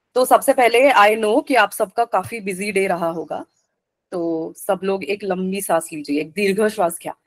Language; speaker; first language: Hindi; non-native, local second language; Marathi